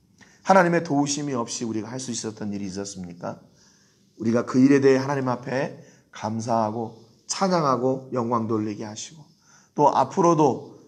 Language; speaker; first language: Korean; native; Korean